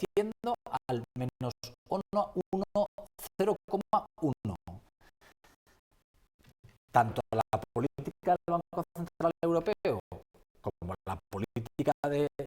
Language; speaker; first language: Spanish; native; Spanish